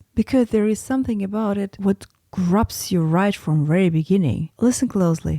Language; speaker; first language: English; non-native, fluent; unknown